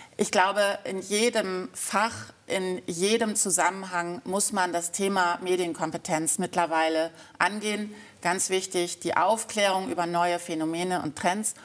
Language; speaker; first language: German; native; German